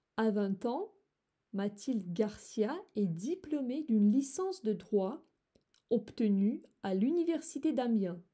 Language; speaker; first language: French; non-native, fluent; Russian